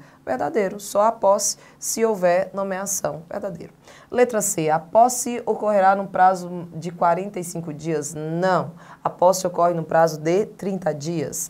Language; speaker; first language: Portuguese; native; Portuguese